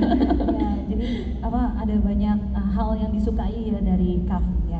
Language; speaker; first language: Indonesian; native; Indonesian